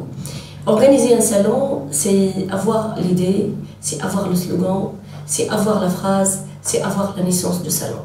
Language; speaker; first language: French; non-native, local second language; Arabic